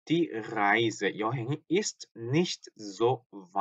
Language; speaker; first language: German; non-native, fluent; Korean